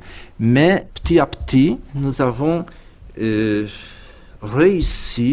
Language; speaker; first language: French; non-native, fluent; Polish